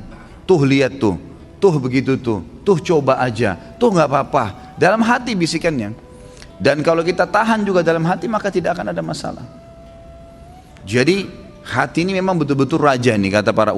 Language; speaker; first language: Indonesian; native; Indonesian